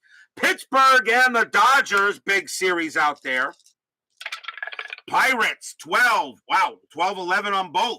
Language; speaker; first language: English; native; English